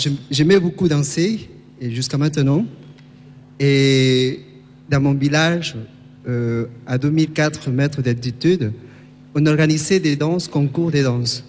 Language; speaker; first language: French; non-native, fluent; Spanish